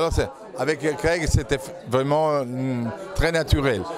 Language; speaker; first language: French; non-native, fluent; Italian